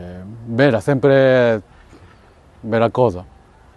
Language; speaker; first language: Italian; non-native, learner; Japanese